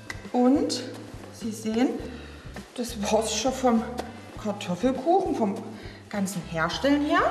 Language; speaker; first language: German; native; German